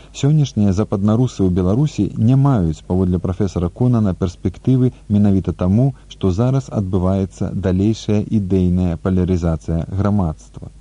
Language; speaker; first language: Belarusian; native; Belarusian